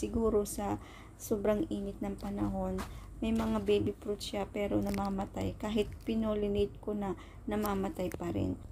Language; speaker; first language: Filipino; non-native, local second language; Iloko